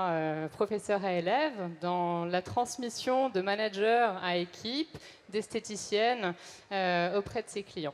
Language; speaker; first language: French; native; French